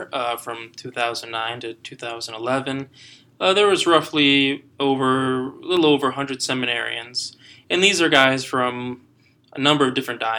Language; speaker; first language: English; native; English